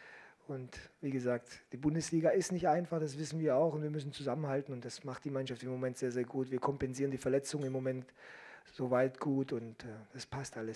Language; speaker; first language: German; native; German